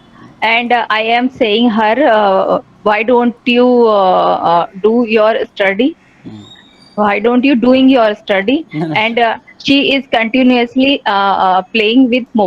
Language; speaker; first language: English; non-native, learner; Hindi